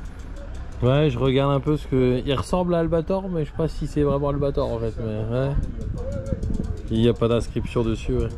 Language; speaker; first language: French; native; French